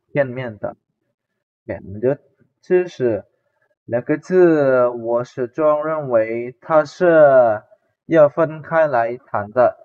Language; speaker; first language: Chinese; non-native, fluent; Indonesian